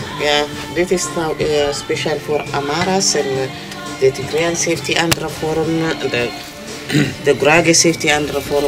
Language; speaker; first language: Dutch; non-native, learner; Amharic